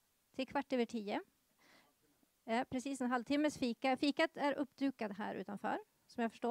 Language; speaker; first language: Swedish; native; Swedish